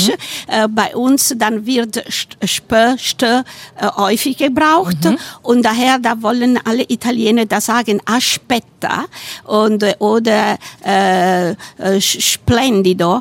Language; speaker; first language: German; non-native, fluent; Italian